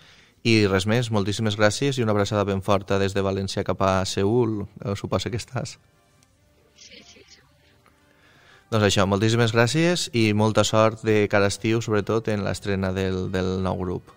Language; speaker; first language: Catalan; native; Catalan